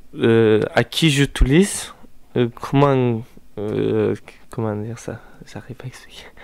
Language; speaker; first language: French; non-native, fluent; Turkish